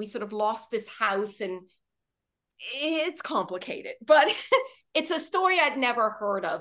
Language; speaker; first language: English; native; English